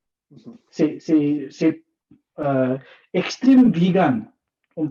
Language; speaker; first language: French; non-native, learner; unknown